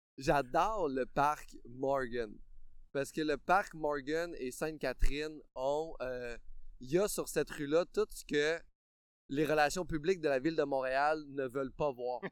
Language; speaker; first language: French; native; French